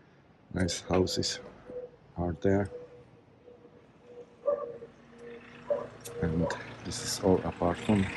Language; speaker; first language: English; non-native, learner; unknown